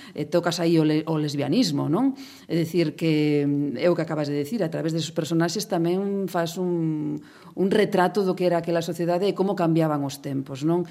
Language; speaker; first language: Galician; native; Galician